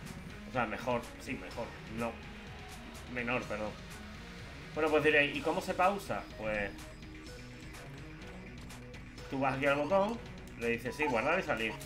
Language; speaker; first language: Spanish; native; Spanish